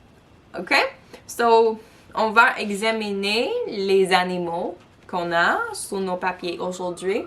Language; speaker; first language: French; non-native, local second language; English